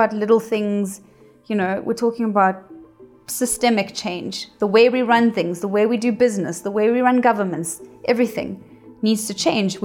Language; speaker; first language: English; native; English